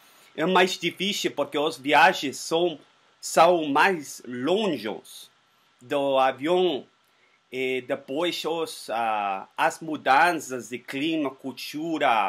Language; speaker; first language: Portuguese; non-native, learner; Spanish